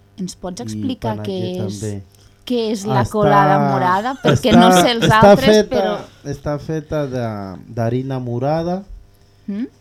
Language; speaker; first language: Catalan; non-native, learner; Spanish